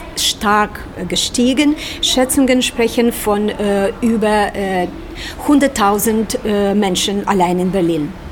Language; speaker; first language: German; non-native, fluent; Ukrainian